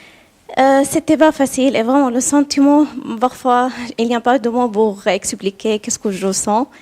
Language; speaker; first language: French; non-native, learner; Arabic